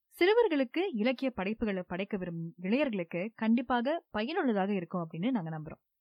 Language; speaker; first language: Tamil; native; Tamil